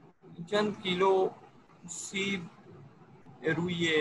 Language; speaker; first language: Persian; non-native, learner; Urdu